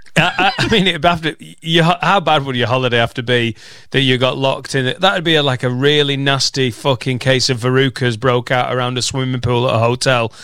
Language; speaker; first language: English; native; English